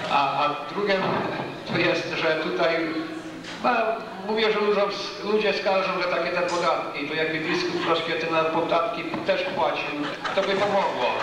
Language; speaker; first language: Polish; early bilingual, heritage; English